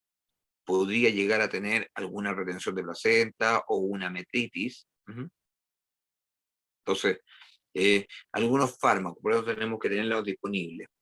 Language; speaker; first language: Spanish; native; Spanish